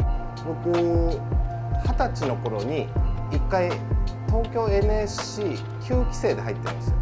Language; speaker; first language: Japanese; native; Japanese